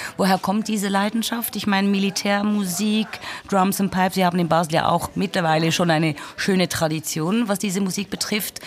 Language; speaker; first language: German; native; German